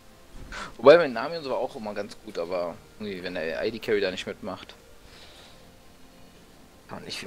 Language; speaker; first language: German; native; German